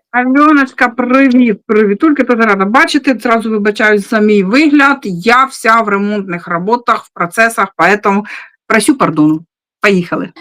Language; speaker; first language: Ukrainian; non-native, local second language; Russian